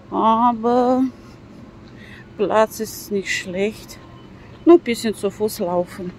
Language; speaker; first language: German; non-native, fluent; Russian